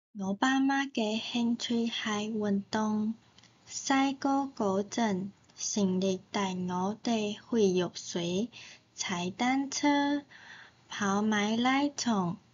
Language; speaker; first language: Cantonese; non-native, learner; Chinese